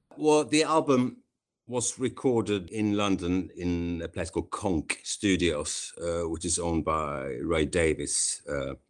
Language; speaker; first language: English; non-native, fluent; Swedish